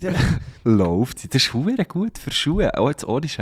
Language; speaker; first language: German; native; German